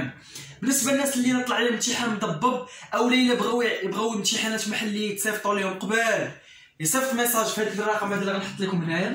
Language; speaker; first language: Arabic; native; Arabic